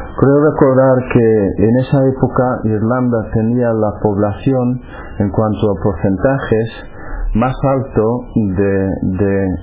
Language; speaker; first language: Spanish; non-native, fluent; English